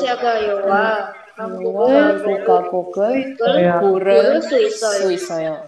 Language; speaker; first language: Korean; non-native, learner; Indonesian